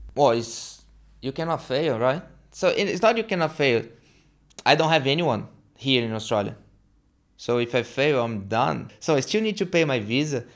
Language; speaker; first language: English; non-native, learner; Portuguese